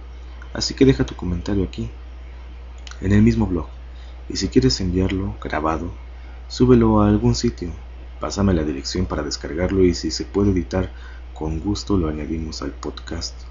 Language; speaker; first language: Spanish; native; Spanish